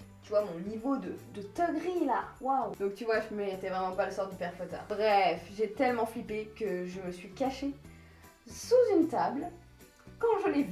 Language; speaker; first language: French; native; French